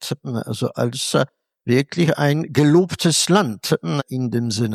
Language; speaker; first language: German; non-native, fluent; Polish